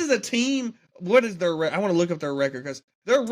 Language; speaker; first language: English; native; English